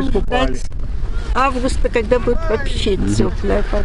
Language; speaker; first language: Russian; native; Russian